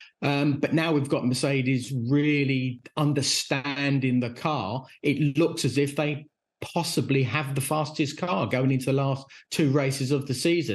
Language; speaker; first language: English; native; English